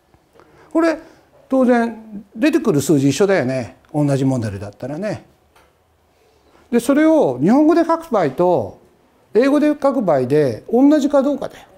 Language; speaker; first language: Japanese; native; Japanese